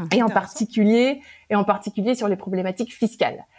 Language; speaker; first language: French; native; French